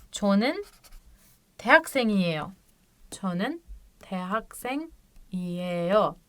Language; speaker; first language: Korean; non-native, fluent; Turkish